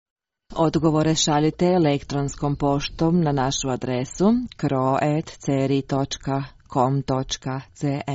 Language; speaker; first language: Croatian; native; Croatian